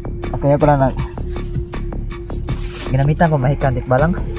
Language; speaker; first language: Filipino; non-native, local second language; Cebuano